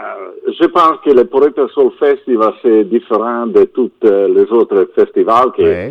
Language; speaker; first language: French; non-native, fluent; Italian